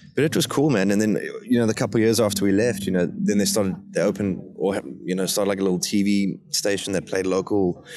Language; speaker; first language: English; native; English